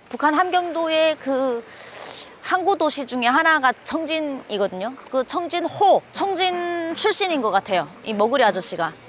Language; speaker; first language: Korean; native; Korean